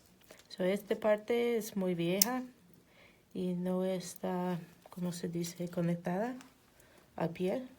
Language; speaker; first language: Spanish; non-native, learner; English